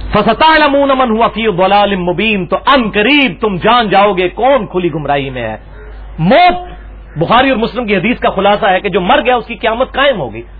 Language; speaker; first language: Urdu; non-native, local second language; Punjabi